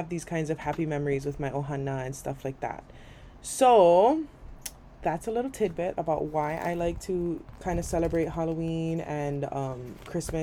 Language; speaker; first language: English; native; English